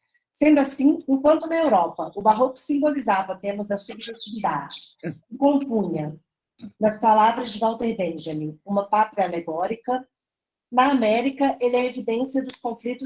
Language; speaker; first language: Portuguese; native; Portuguese